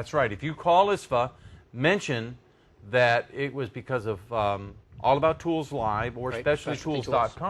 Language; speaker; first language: English; native; English